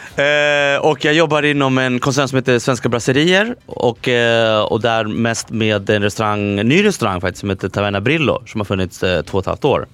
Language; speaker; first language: Swedish; early bilingual, other home language; Spanish